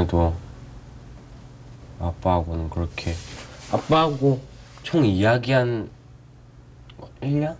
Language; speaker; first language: Korean; early bilingual, other home language; Urdu